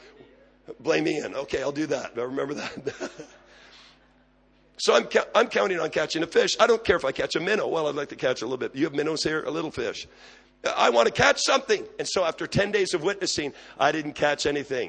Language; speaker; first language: English; native; English